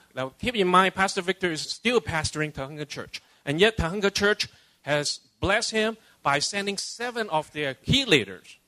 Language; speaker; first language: English; non-native, local second language; Cantonese